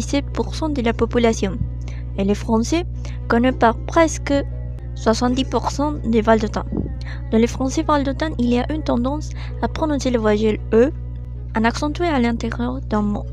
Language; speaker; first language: French; non-native, learner; Spanish